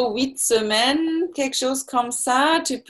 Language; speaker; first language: French; non-native, learner; German